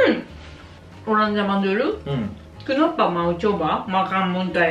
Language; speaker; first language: Indonesian; non-native, learner; Japanese